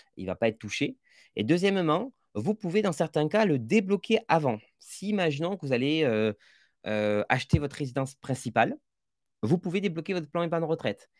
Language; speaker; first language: French; native; French